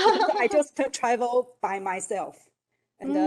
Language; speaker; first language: English; non-native, learner; Chinese